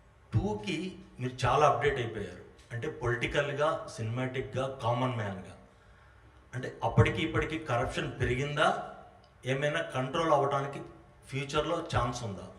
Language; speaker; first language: Telugu; native; Telugu